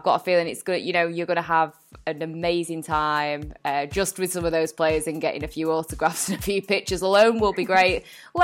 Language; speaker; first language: English; native; English